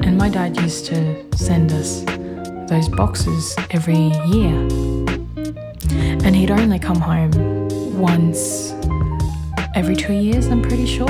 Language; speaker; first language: English; non-native, local second language; Filipino